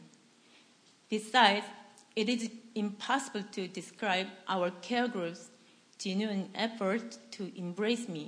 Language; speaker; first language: English; non-native, fluent; Korean